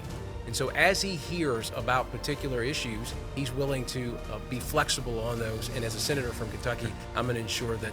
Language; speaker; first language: English; native; English